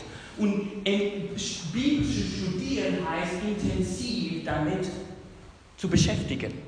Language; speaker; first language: German; non-native, fluent; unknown